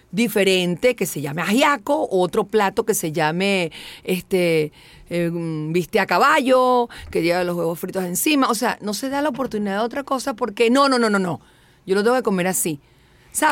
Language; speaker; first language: Spanish; native; Spanish